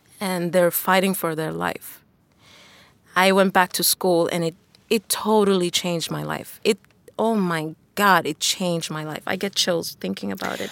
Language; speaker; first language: English; non-native, fluent; Wolof